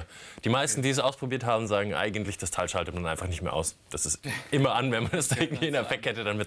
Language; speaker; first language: German; native; German